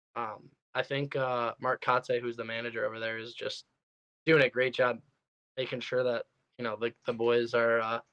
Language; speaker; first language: English; native; English